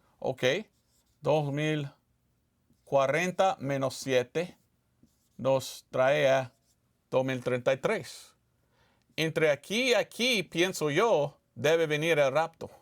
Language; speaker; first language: Spanish; non-native, fluent; English